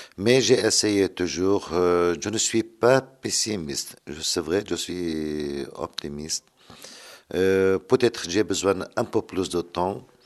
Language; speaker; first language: French; non-native, learner; Aramaic